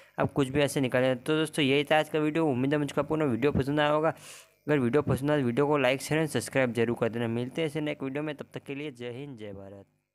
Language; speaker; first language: Hindi; native; Hindi